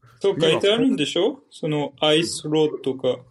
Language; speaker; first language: Japanese; non-native, fluent; French